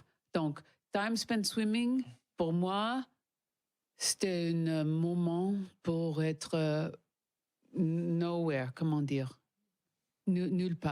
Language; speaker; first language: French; non-native, learner; English